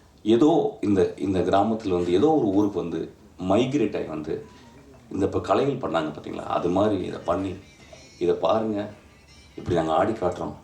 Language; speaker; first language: Tamil; native; Tamil